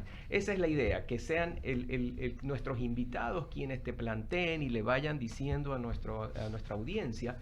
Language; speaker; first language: Spanish; native; Spanish